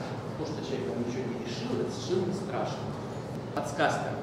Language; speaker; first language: Russian; native; Russian